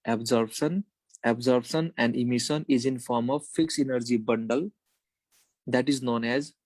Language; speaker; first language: English; non-native, local second language; Nepali